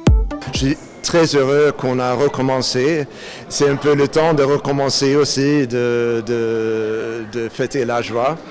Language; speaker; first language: French; non-native, fluent; Swedish